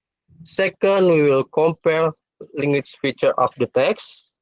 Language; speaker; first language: English; non-native, fluent; Indonesian